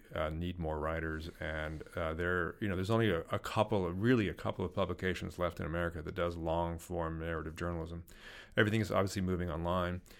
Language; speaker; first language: English; native; English